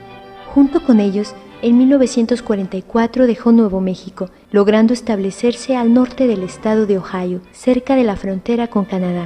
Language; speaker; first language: Spanish; native; Spanish